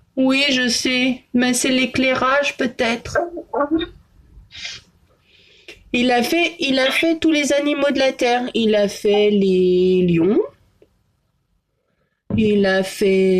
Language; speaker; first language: French; native; French